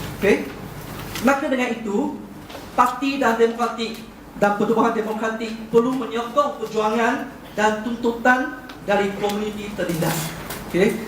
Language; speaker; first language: Malay; non-native, local second language; Chinese